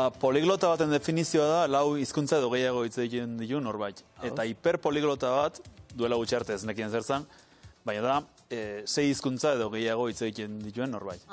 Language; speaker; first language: Basque; native; Basque